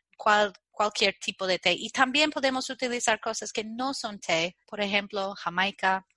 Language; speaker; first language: Spanish; non-native, fluent; English